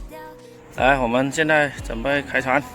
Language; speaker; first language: Chinese; native; Chinese